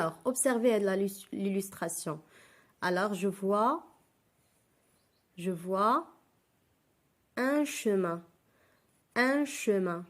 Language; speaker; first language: French; non-native, local second language; Arabic